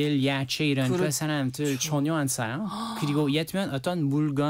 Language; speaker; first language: Korean; non-native, learner; French